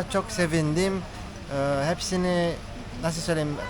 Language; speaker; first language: Turkish; early bilingual, heritage; Turkish